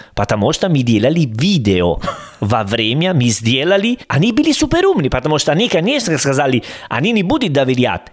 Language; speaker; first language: Russian; non-native, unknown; Italian